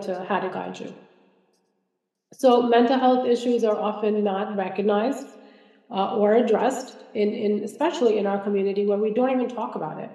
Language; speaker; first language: English; non-native, local second language; Malayalam